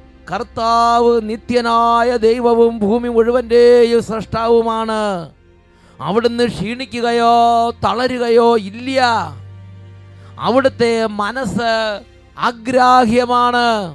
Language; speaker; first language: Malayalam; native; Malayalam